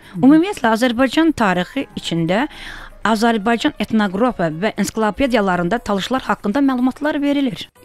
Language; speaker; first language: Azerbaijani; non-native, local second language; Talysh